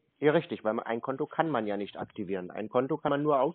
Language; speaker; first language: German; native; German